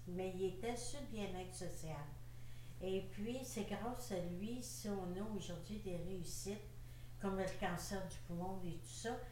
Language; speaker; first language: French; native; French